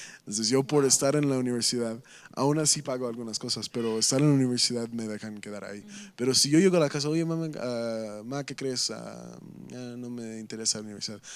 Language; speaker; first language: Spanish; non-native, fluent; English